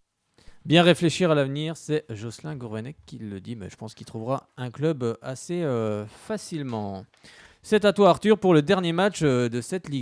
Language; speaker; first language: French; native; French